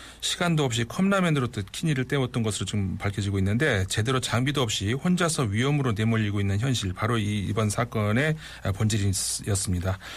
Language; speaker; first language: Korean; native; Korean